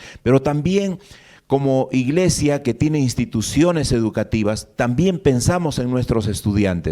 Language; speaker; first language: Spanish; native; Spanish